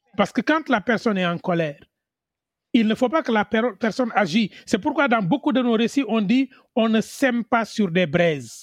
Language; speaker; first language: French; non-native, local second language; Wolof